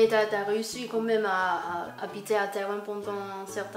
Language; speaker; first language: French; non-native, fluent; Chinese